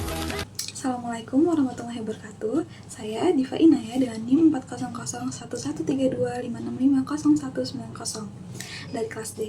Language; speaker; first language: Indonesian; native; Indonesian